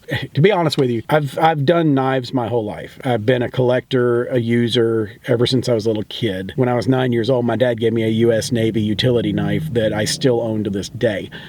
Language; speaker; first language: English; native; English